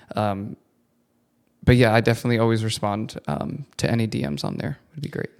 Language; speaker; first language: English; early bilingual, other home language; Italian